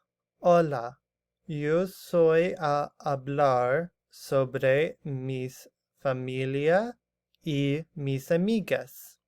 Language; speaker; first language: Spanish; non-native, learner; English